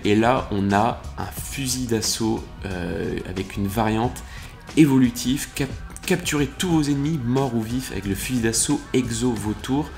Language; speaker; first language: French; native; French